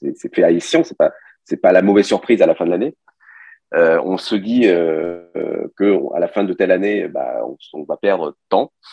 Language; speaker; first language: French; early bilingual, other home language; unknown